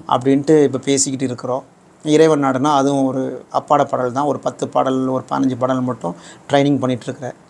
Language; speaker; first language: Tamil; native; Tamil